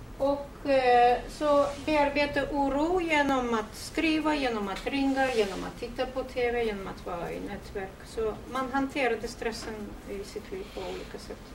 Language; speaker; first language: Swedish; non-native, fluent; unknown